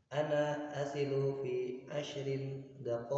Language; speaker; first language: Arabic; non-native, learner; Indonesian